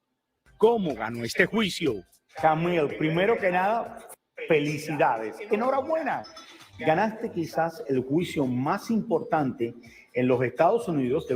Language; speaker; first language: Spanish; native; Spanish